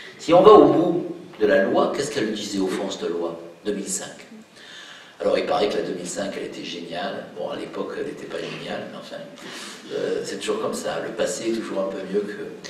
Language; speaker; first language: French; native; French